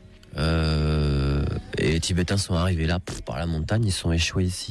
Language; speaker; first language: French; native; French